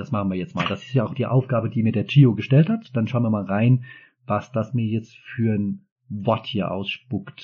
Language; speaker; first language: German; native; German